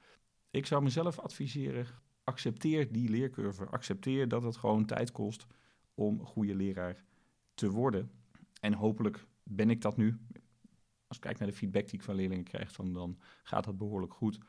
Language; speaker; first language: Dutch; native; Dutch